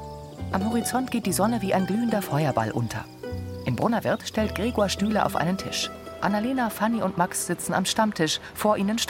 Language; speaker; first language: German; native; German